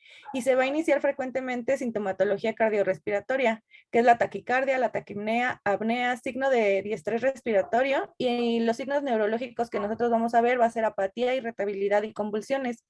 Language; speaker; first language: Spanish; native; Spanish